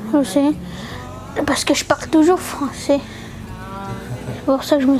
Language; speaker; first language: French; native; French